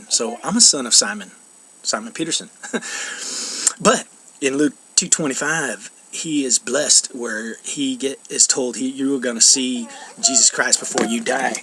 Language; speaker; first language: English; native; English